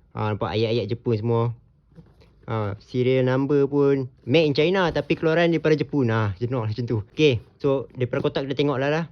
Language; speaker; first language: Malay; native; Malay